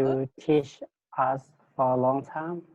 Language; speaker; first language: English; non-native, learner; Lao